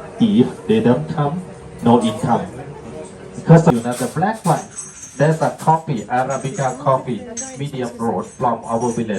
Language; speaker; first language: English; non-native, learner; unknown